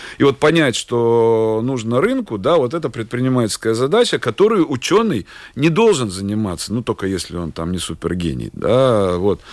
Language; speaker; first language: Russian; native; Russian